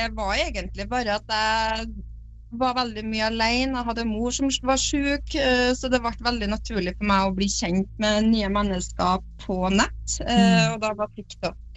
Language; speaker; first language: Norwegian; native; Norwegian